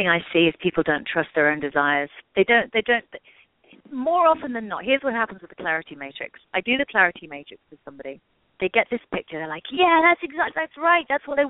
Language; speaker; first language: English; native; English